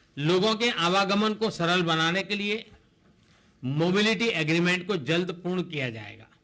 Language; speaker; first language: Hindi; non-native, local second language; Gujarati